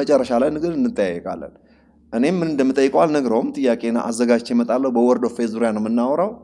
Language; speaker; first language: Amharic; non-native, local second language; Oromo